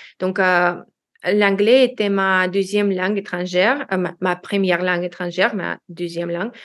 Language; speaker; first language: French; non-native, learner; Russian